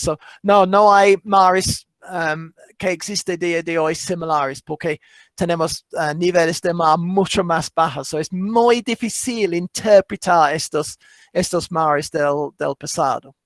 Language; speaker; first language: Spanish; non-native, fluent; English